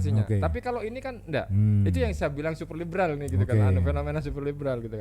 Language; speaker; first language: Indonesian; non-native, local second language; Javanese